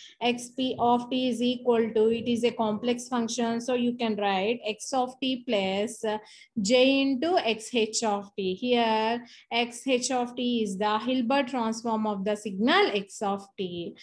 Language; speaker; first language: English; non-native, local second language; Telugu